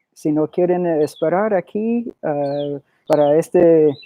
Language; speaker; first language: Spanish; early bilingual, other home language; English